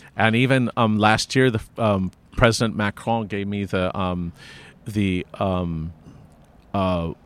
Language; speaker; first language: English; native; English